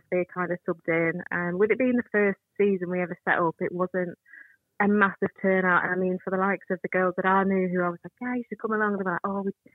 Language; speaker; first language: English; native; English